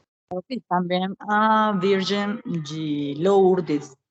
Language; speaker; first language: Portuguese; non-native, learner; Spanish